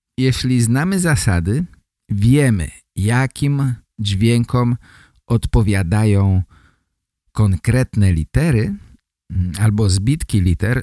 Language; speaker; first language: Polish; native; Polish